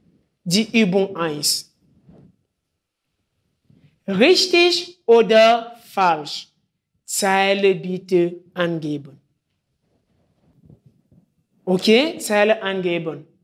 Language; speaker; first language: German; non-native, fluent; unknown